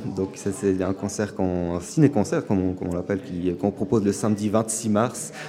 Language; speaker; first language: French; non-native, local second language; Rundi